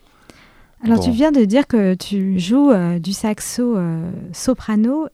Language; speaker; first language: French; native; French